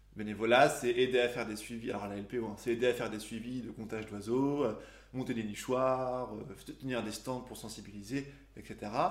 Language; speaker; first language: French; native; French